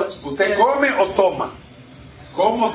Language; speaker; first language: Spanish; non-native, fluent; English